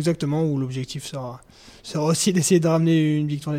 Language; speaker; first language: French; native; French